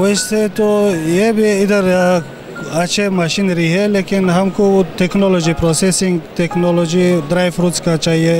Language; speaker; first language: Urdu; non-native, fluent; Tajik